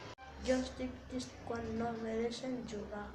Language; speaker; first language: Catalan; non-native, learner; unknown